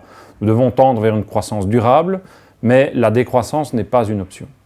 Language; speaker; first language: French; native; French